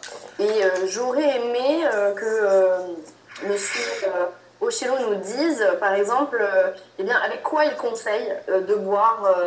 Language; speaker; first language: French; native; French